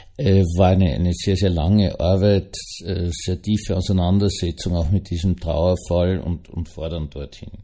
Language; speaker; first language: German; native; German